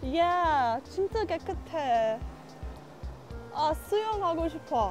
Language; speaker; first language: Korean; non-native, learner; English